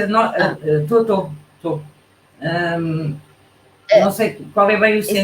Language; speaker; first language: Portuguese; native; Portuguese